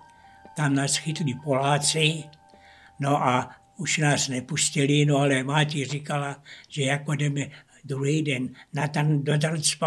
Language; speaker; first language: Czech; early bilingual, heritage; Czech